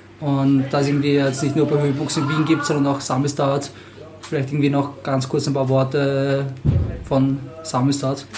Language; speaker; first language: German; native; German